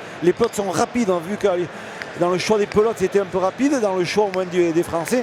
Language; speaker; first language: French; native; French